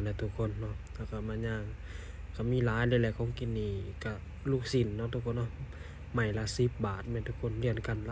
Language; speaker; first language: Thai; non-native, local second language; Lao